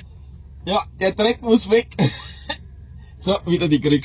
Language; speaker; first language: German; native; German